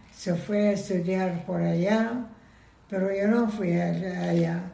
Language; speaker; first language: Spanish; non-native, learner; Persian